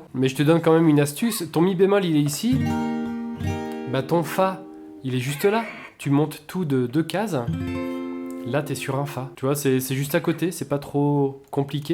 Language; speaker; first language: French; native; French